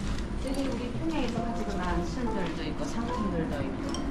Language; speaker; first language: Korean; native; Korean